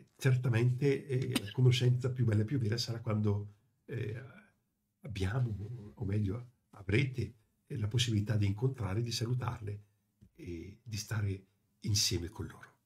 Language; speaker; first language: Italian; native; Italian